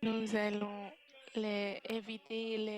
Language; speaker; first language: French; non-native, fluent; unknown